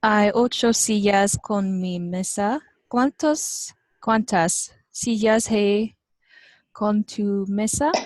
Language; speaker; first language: Spanish; non-native, learner; English